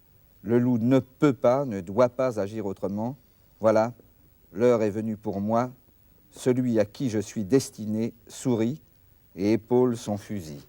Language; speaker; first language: French; native; French